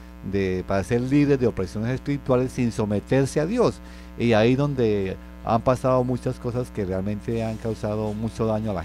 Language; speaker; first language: Spanish; native; Spanish